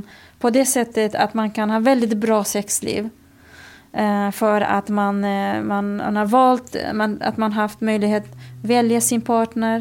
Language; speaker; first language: Swedish; non-native, fluent; Kurdish